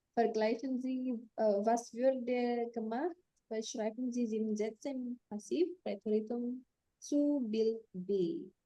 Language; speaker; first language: German; non-native, fluent; Indonesian